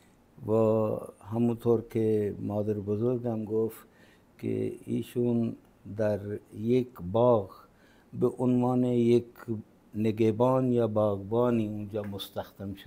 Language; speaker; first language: Persian; non-native, fluent; Punjabi